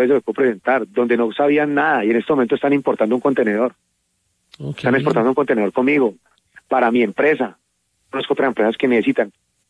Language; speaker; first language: Spanish; native; Spanish